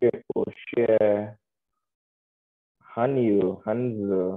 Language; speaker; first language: Chinese; non-native, learner; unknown